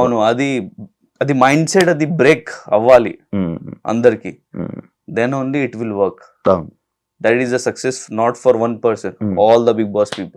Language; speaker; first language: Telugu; non-native, learner; Hindi